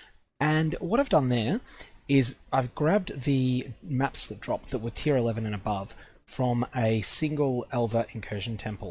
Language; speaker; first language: English; native; English